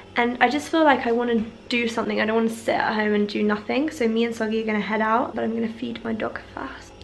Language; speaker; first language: English; native; English